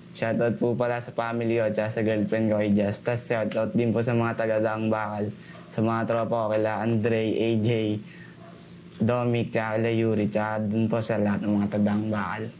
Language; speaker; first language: Filipino; native; Filipino